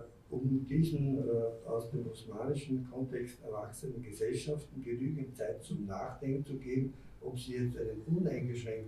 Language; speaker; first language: German; native; German